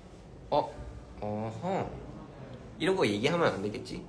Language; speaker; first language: Korean; early bilingual, heritage; Korean